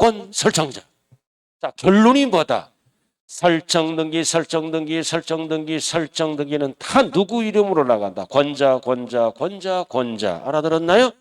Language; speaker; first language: Korean; native; Korean